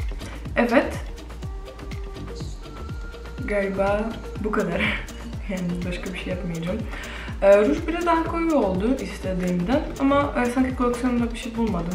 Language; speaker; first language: Turkish; non-native, fluent; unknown